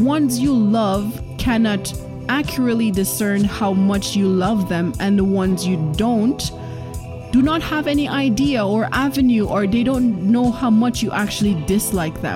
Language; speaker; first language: English; non-native, local second language; Jamaican Creole English